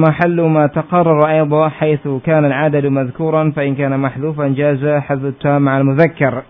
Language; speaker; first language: Arabic; non-native, fluent; Indonesian